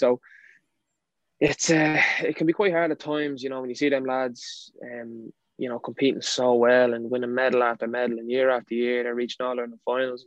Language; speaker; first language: English; native; English